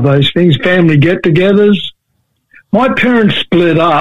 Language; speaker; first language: English; native; English